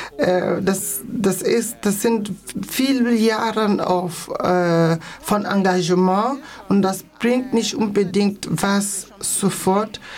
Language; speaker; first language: German; non-native, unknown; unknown